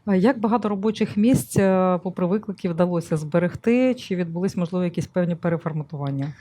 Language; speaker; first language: Ukrainian; native; Ukrainian